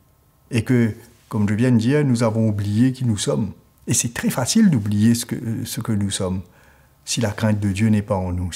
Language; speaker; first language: French; native; French